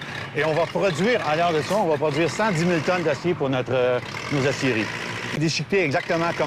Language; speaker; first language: French; native; French